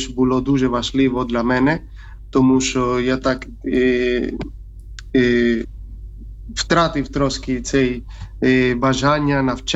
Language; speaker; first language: Ukrainian; non-native, fluent; Spanish